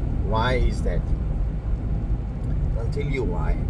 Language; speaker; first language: English; native; English